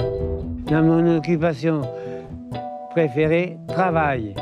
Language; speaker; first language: French; early bilingual, other home language; Italian